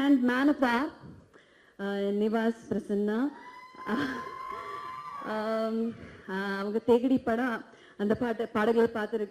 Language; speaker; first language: Tamil; non-native, fluent; Malayalam